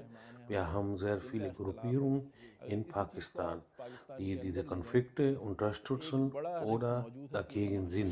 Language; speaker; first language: German; non-native, learner; Urdu